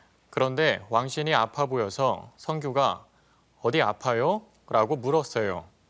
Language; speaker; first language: Korean; native; Korean